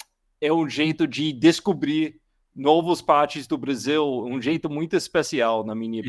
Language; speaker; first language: Portuguese; non-native, learner; English